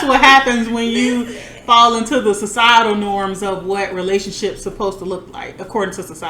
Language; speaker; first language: English; native; English